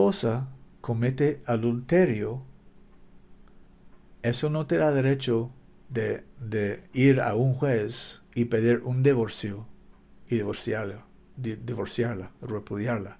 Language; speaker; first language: Spanish; non-native, learner; English